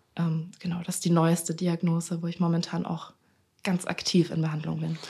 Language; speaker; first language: German; native; German